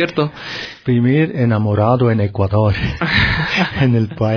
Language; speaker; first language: Spanish; non-native, learner; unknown